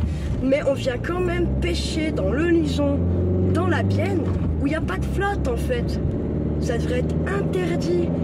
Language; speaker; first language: French; native; French